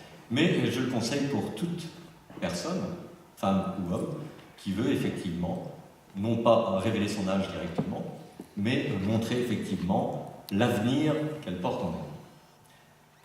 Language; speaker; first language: French; native; French